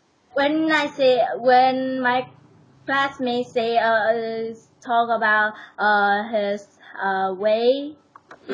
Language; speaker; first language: English; non-native, learner; Vietnamese